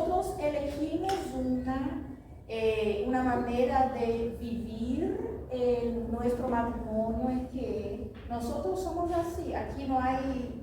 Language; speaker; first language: Spanish; non-native, fluent; Portuguese